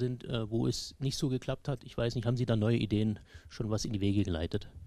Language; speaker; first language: German; native; German